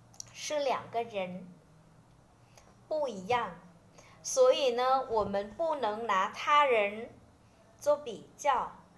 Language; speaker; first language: Chinese; non-native, fluent; Vietnamese